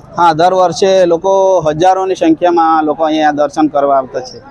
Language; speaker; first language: Gujarati; non-native, local second language; Kukna